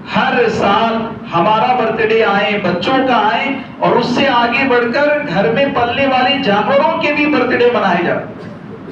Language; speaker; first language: Urdu; native; Urdu